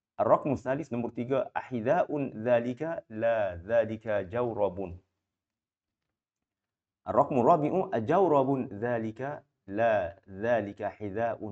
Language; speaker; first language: Arabic; non-native, fluent; Malay